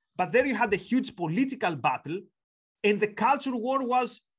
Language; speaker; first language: English; non-native, fluent; Greek